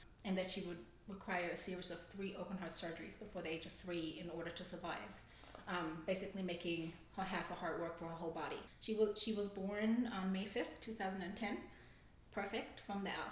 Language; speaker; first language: English; non-native, fluent; German